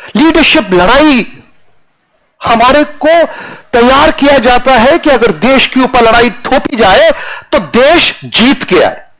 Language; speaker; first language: Hindi; non-native, local second language; Punjabi